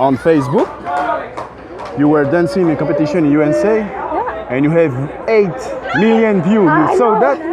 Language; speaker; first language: English; non-native, learner; French